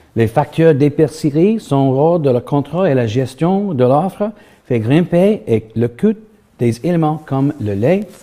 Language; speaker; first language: French; non-native, learner; English